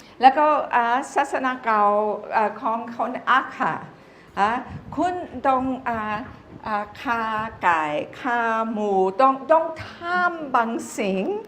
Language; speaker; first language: Thai; non-native, fluent; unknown